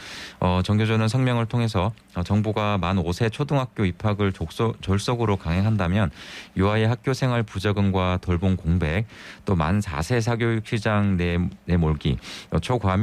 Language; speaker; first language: Korean; native; Korean